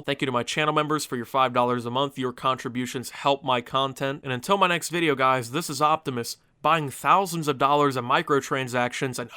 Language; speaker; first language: English; native; English